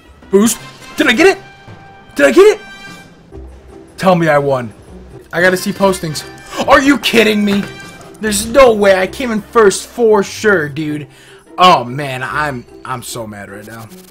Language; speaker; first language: English; native; English